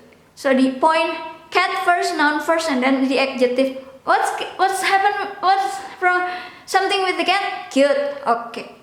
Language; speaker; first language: English; non-native, local second language; Indonesian